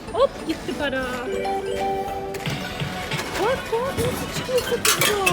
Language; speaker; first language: Turkish; native; Turkish